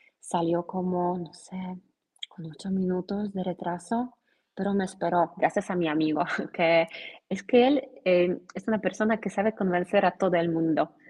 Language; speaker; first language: Spanish; non-native, fluent; Polish